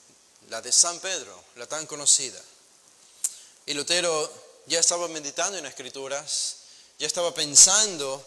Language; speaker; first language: Spanish; native; Spanish